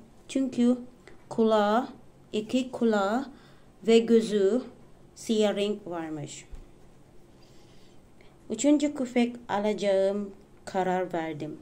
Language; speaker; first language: Turkish; non-native, learner; Filipino